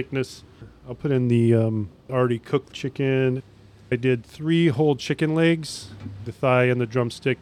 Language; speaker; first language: English; native; English